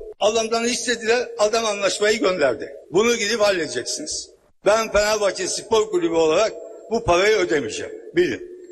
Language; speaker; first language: Turkish; native; Turkish